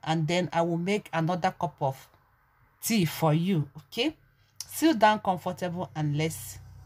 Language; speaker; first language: English; non-native, local second language; Igbo